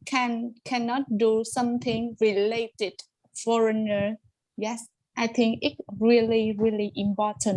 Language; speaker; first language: English; non-native, learner; Vietnamese